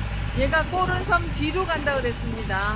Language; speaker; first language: Korean; native; Korean